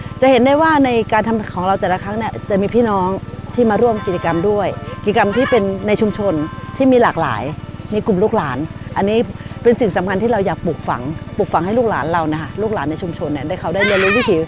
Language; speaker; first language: Thai; native; Thai